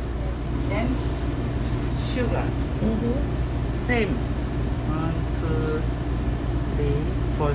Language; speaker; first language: English; non-native, learner; Korean